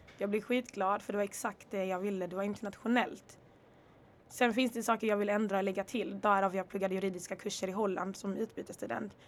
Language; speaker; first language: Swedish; early bilingual, other home language; Kinyarwanda